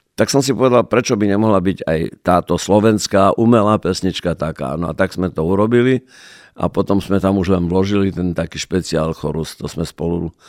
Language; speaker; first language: Slovak; native; Slovak